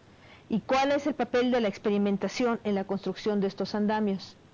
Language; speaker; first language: Spanish; native; Spanish